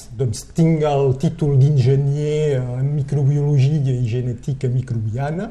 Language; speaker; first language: Catalan; non-native, local second language; French